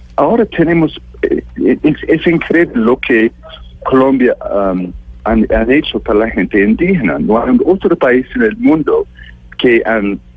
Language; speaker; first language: Spanish; non-native, fluent; English